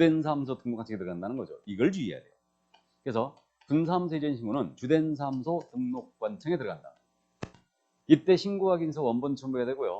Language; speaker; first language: Korean; native; Korean